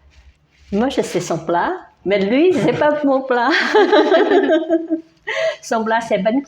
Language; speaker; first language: French; non-native, learner; Vietnamese